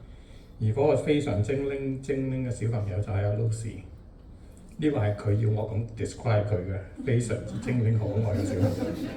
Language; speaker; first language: Cantonese; native; Cantonese